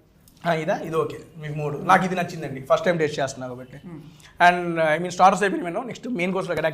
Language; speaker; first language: Telugu; native; Telugu